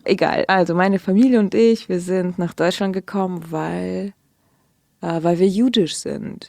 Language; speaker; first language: German; early bilingual, other home language; Russian